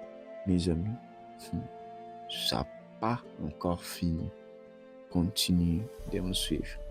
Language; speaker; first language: French; non-native, local second language; Swahili